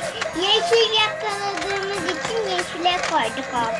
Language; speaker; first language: Turkish; native; Turkish